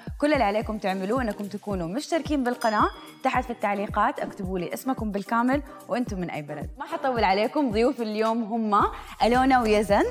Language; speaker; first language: Arabic; native; Arabic